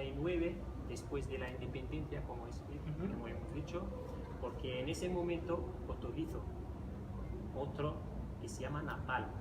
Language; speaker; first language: Spanish; non-native, fluent; Riffian